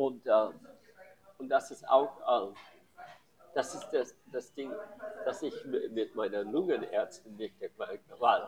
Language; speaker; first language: German; non-native, learner; English